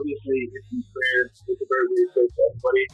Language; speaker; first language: English; native; English